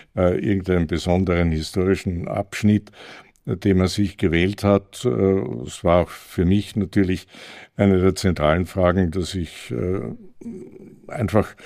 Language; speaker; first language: German; native; German